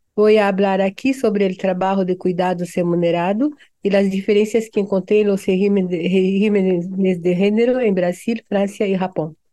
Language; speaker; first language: Portuguese; early bilingual, other home language; Japanese